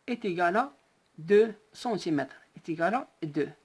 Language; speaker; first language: French; non-native, local second language; Arabic